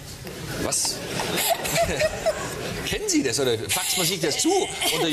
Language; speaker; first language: German; native; German